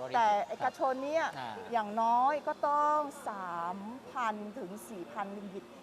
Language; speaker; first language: Thai; non-native, fluent; Malay